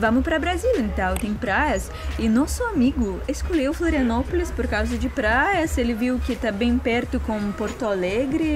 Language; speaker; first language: Portuguese; non-native, learner; Russian